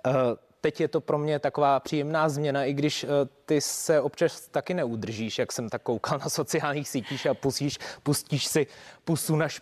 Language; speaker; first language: Czech; native; Czech